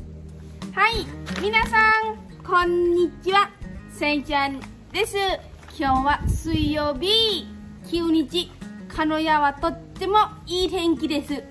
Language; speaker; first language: Japanese; non-native, local second language; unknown